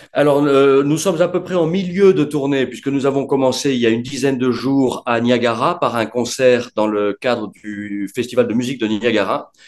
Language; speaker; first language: French; native; French